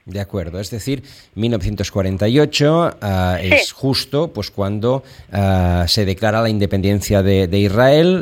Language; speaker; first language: Spanish; non-native, local second language; Catalan